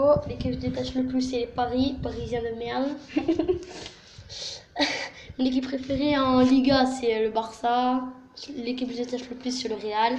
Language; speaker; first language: French; native; French